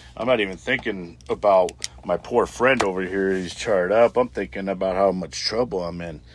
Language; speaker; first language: English; native; English